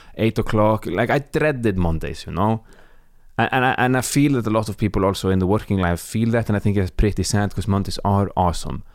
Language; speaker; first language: English; non-native, fluent; Icelandic